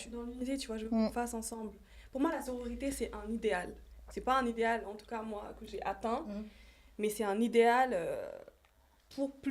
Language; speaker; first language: French; native; French